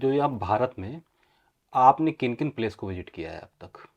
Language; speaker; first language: Hindi; native; Hindi